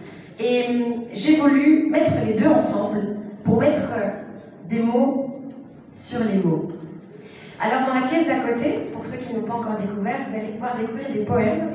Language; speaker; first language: French; native; French